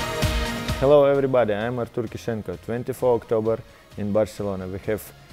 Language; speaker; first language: English; non-native, learner; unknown